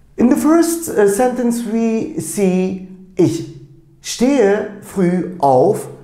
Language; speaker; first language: English; non-native, fluent; Turkish